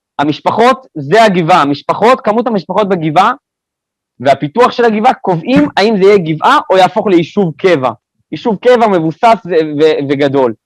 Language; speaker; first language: Hebrew; native; Hebrew